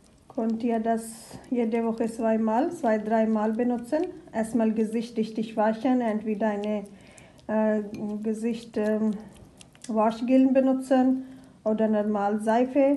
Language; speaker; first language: German; non-native, learner; Urdu